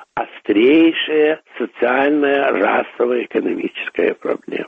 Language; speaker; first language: Russian; native; Russian